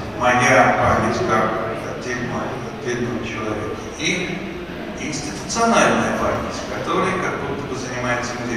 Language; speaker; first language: Russian; native; Russian